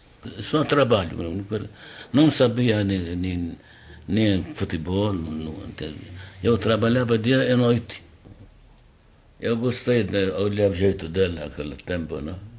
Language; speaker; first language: Portuguese; non-native, learner; Arabic